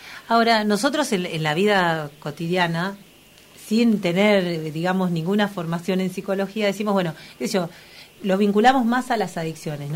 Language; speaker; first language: Spanish; native; Spanish